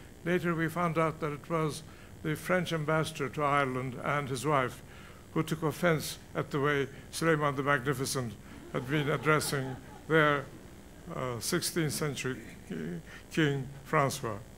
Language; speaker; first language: English; non-native, fluent; Turkish